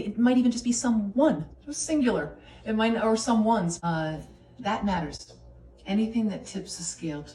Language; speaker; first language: English; native; English